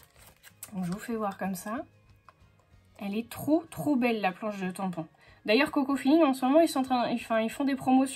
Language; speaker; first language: French; native; French